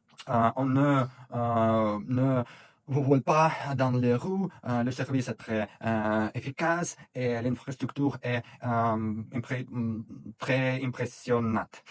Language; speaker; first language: French; non-native, fluent; Russian